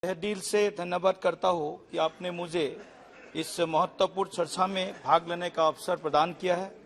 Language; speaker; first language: Hindi; non-native, local second language; Assamese